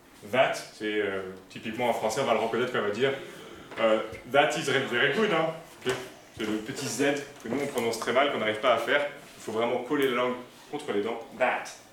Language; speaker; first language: French; native; French